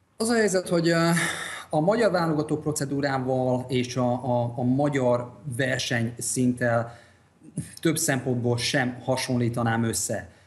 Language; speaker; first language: Hungarian; native; Hungarian